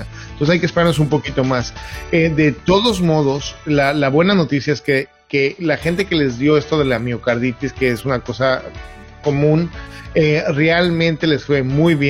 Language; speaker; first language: Spanish; native; Spanish